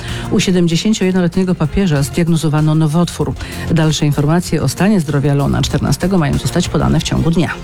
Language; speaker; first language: Polish; native; Polish